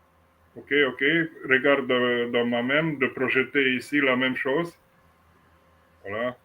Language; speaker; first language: French; non-native, fluent; Romanian